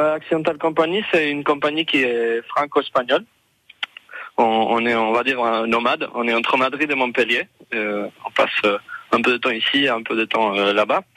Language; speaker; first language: French; non-native, fluent; Spanish